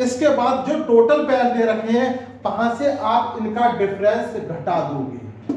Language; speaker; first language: Hindi; native; Hindi